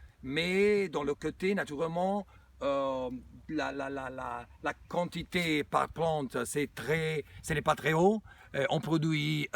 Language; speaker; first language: French; non-native, fluent; Italian